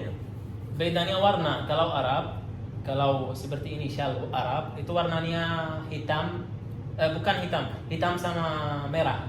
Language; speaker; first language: Indonesian; non-native, learner; Arabic